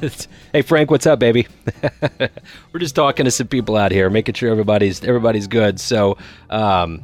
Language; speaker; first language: English; native; English